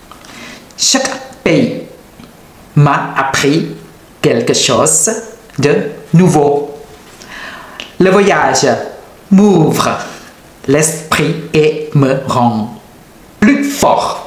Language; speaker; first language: French; non-native, learner; Thai